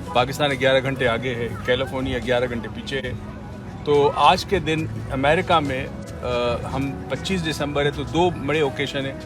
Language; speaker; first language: Urdu; native; Urdu